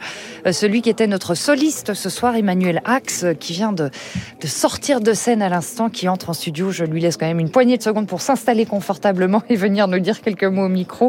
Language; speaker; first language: French; native; French